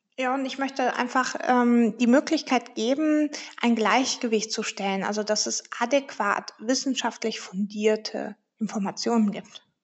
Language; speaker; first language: German; early bilingual, heritage; German